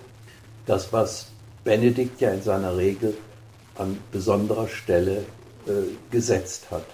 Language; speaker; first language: German; native; German